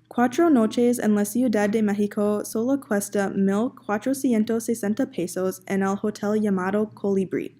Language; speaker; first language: Spanish; non-native, learner; English